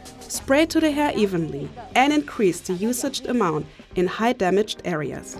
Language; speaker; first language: English; non-native, fluent; Chinese